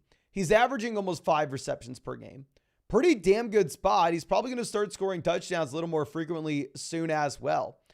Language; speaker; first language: English; native; English